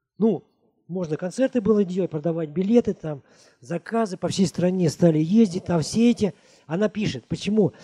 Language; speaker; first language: Russian; native; Russian